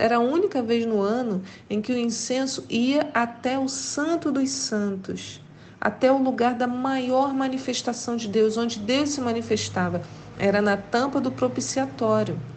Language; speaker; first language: Portuguese; native; Portuguese